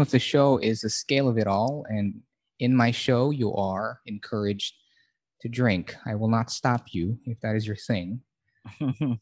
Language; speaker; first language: English; non-native, local second language; Filipino